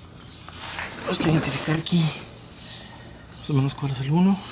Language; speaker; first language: Spanish; native; Spanish